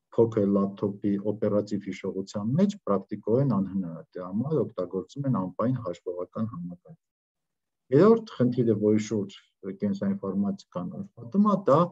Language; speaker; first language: Armenian; native; Armenian